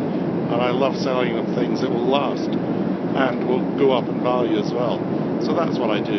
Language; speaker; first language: English; native; English